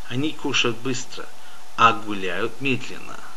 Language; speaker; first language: Russian; non-native, fluent; English